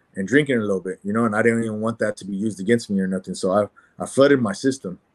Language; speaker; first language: English; native; English